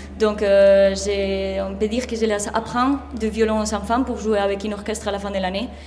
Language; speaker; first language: French; non-native, fluent; Spanish